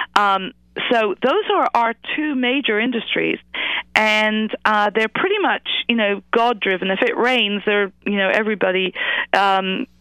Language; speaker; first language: English; native; English